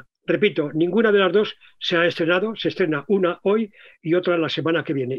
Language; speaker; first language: Spanish; native; Spanish